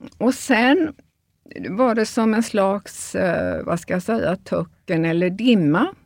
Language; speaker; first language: Swedish; early bilingual, other home language; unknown